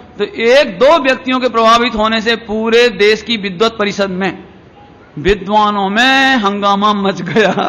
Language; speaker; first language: Hindi; native; Hindi